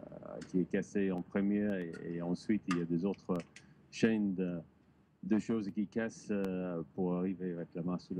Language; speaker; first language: French; non-native, learner; English